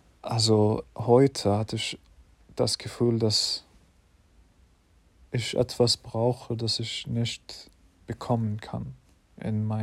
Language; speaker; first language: German; non-native, fluent; English